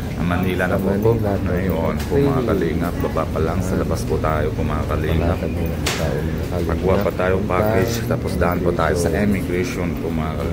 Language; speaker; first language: Filipino; non-native, learner; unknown